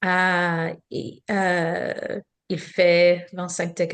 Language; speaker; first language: French; non-native, learner; English